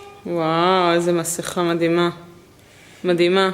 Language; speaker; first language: Hebrew; native; Hebrew